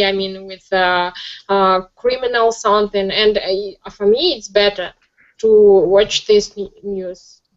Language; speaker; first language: English; non-native, learner; Russian